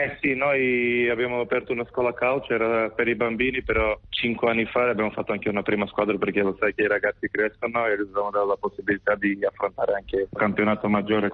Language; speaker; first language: Italian; non-native, fluent; Macedonian